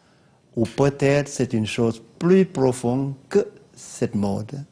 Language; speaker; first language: French; non-native, learner; Lao